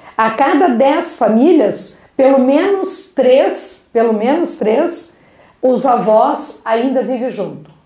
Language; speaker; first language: Portuguese; native; Portuguese